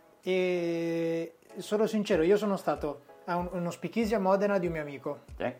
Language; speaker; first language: Italian; native; Italian